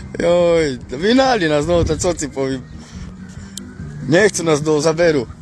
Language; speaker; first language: Slovak; native; Slovak